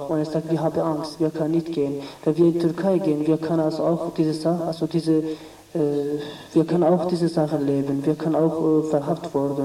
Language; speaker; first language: German; non-native, learner; Kurdish